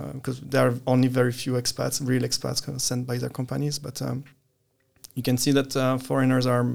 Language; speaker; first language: English; non-native, fluent; French